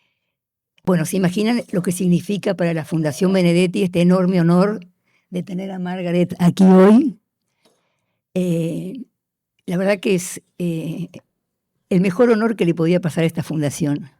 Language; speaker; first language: Spanish; native; Spanish